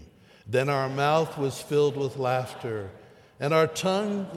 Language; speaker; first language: English; native; English